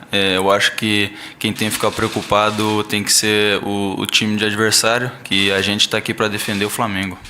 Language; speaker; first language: Portuguese; early bilingual, heritage; Portuguese